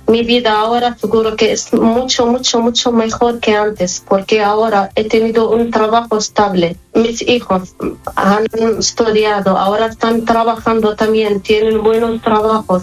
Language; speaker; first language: Spanish; non-native, learner; Arabic